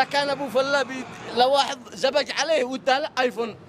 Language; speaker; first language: Arabic; native; Arabic